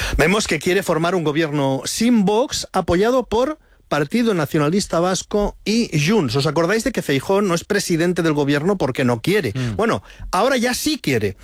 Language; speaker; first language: Spanish; native; Spanish